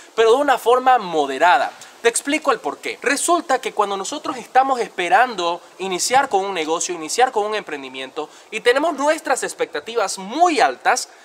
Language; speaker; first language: Spanish; native; Spanish